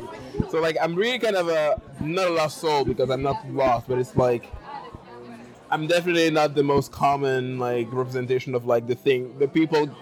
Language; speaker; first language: English; non-native, local second language; French